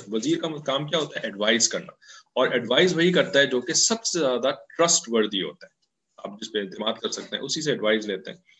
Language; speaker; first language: Urdu; native; Urdu